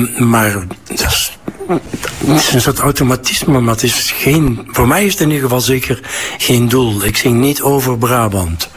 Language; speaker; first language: Dutch; native; Dutch